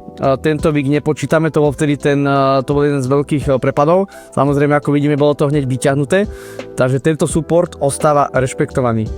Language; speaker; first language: Slovak; native; Slovak